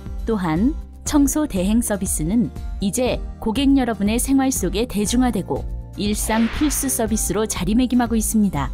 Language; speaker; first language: Korean; native; Korean